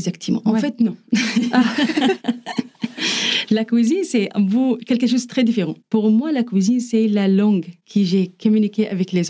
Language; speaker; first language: French; non-native, learner; Arabic